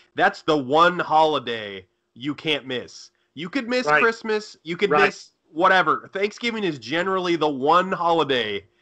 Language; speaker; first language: English; native; English